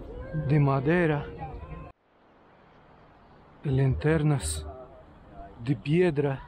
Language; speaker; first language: Spanish; non-native, learner; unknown